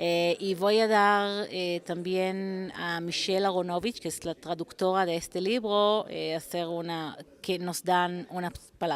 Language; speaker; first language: Spanish; non-native, fluent; Hebrew